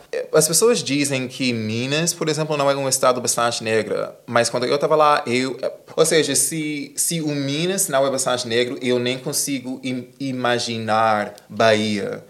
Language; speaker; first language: Portuguese; non-native, fluent; English